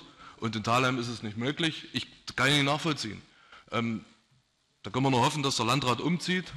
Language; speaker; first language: German; native; German